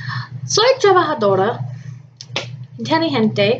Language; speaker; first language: Spanish; non-native, learner; English